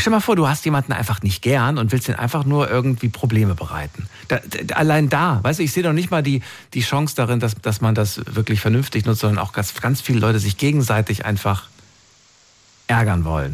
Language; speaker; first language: German; native; German